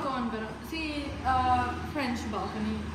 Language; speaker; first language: Spanish; non-native, learner; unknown